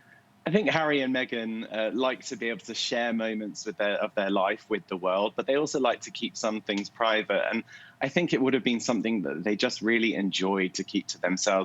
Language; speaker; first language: English; native; English